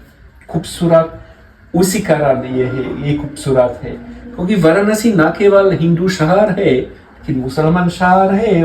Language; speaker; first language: Hindi; non-native, learner; French